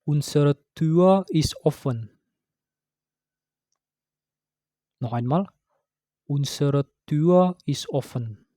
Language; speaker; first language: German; non-native, fluent; Indonesian